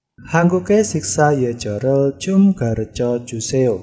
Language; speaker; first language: Korean; non-native, fluent; Indonesian